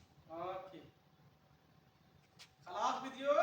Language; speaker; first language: Arabic; non-native, learner; Bangla